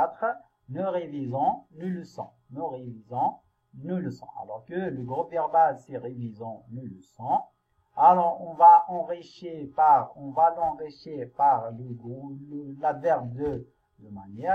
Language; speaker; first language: French; non-native, local second language; Arabic